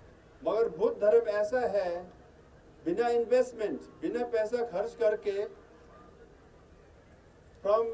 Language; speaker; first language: Hindi; non-native, learner; Tibetan